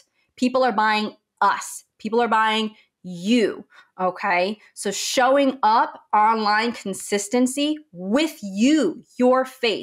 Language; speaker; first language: English; native; English